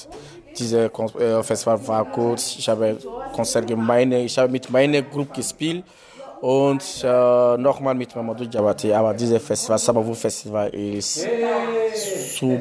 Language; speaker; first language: German; non-native, learner; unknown